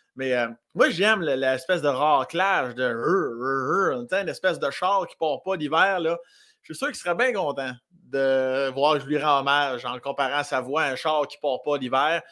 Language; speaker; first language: French; native; French